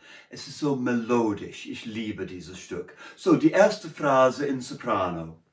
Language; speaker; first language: German; non-native, learner; English